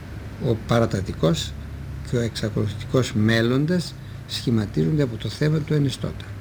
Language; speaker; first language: Greek; native; Greek